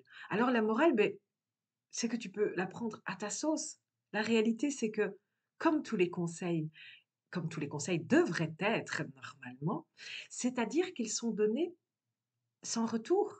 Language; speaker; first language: French; native; French